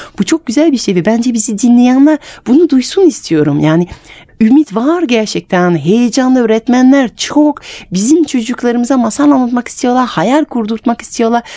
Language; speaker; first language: Turkish; non-native, fluent; French